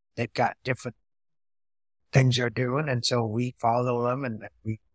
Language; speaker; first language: English; non-native, fluent; Vietnamese